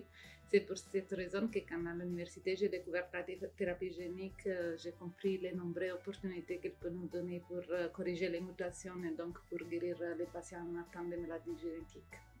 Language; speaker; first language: French; non-native, fluent; Italian